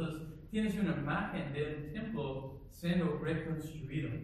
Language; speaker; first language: Spanish; non-native, learner; English